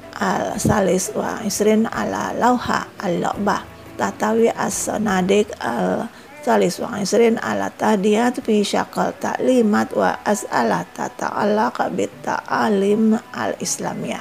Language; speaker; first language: Arabic; non-native, fluent; Indonesian